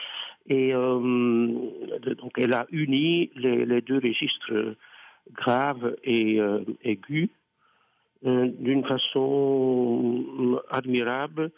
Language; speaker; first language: French; non-native, fluent; Dutch